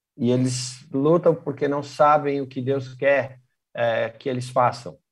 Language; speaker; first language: Portuguese; native; Portuguese